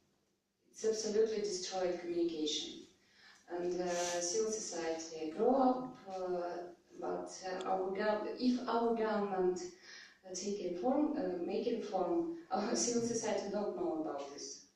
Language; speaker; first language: English; non-native, learner; Russian